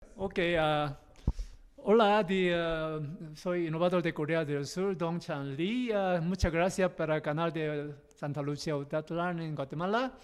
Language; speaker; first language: Spanish; non-native, learner; Korean